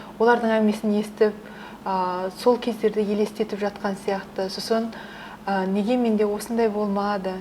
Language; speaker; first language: Kazakh; early bilingual, heritage; Kazakh